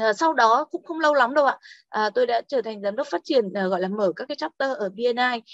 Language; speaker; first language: Vietnamese; native; Vietnamese